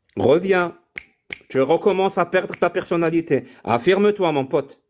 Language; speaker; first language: French; non-native, local second language; Arabic